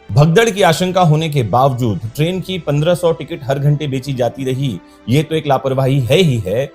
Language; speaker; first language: Hindi; native; Hindi